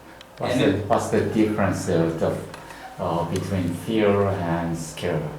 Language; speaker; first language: English; non-native, learner; Korean